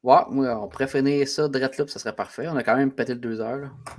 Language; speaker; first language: French; native; French